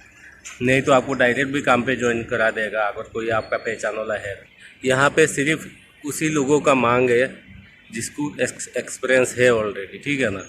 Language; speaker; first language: Hindi; non-native, local second language; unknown